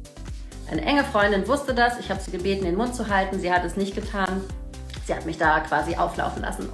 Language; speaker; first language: German; native; German